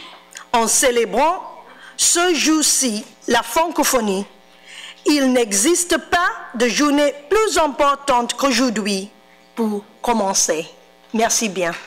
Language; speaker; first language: French; non-native, fluent; English